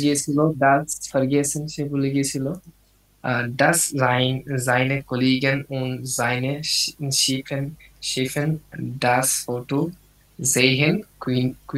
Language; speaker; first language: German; non-native, learner; Bangla